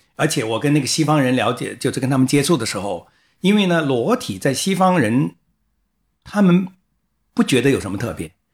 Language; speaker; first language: Chinese; native; Chinese